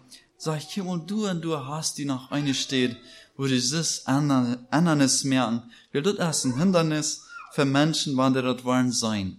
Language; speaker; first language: German; non-native, learner; Plautdietsch